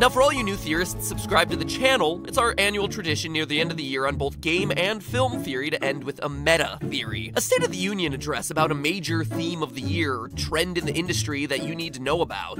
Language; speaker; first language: English; native; English